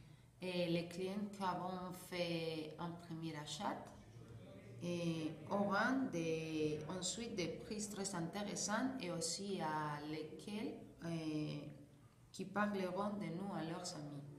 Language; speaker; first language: French; non-native, learner; Spanish